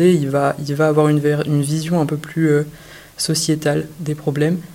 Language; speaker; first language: French; native; French